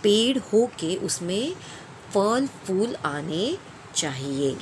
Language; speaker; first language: Hindi; non-native, local second language; Marathi